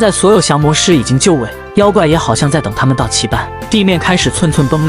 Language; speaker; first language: Chinese; native; Chinese